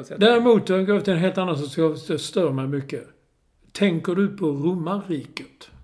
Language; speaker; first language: Swedish; native; Swedish